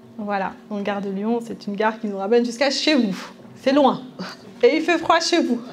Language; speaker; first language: French; early bilingual, other home language; Spanish